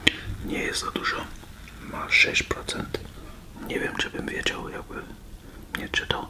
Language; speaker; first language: Polish; early bilingual, heritage; Polish